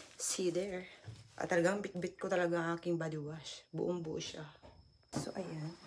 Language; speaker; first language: Filipino; native; Filipino